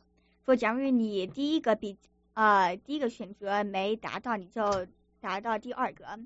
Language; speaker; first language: Chinese; early bilingual, other home language; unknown